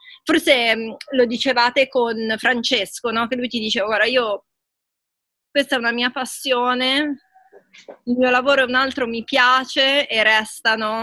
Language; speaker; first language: Italian; native; Italian